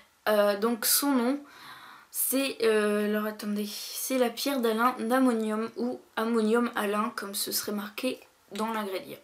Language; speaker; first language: French; native; French